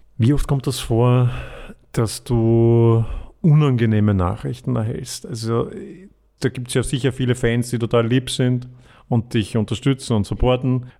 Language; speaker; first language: German; native; German